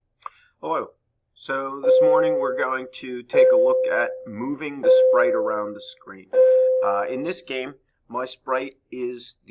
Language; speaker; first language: English; native; English